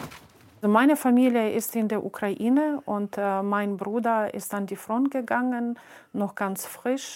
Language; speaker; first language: German; non-native, fluent; Ukrainian